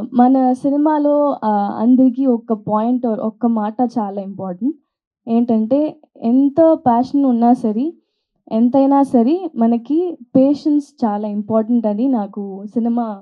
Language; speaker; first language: Telugu; non-native, learner; Tamil